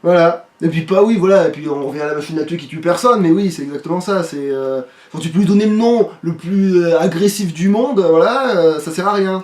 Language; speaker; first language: French; native; French